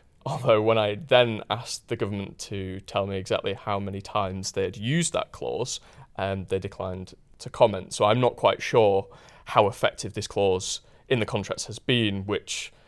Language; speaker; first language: English; native; English